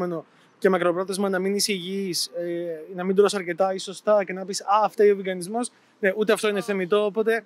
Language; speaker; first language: Greek; native; Greek